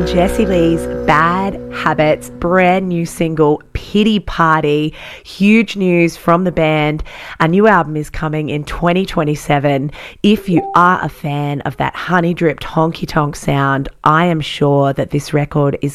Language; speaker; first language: English; native; English